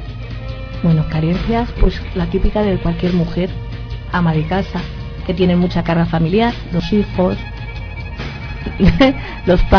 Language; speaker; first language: Spanish; native; Spanish